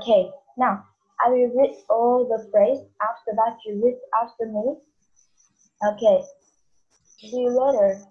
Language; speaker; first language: English; non-native, learner; Vietnamese